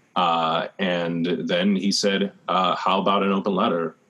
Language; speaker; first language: English; native; English